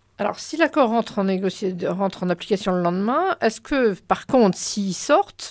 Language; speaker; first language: French; native; French